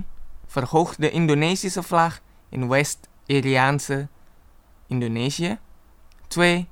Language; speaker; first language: Dutch; non-native, fluent; Indonesian